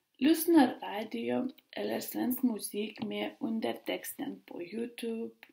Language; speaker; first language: Swedish; non-native, learner; Lithuanian